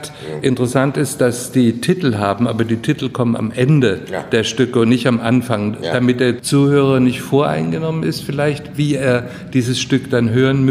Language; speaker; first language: German; native; German